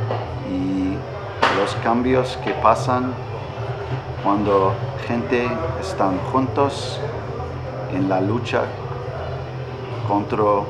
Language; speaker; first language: Spanish; non-native, learner; English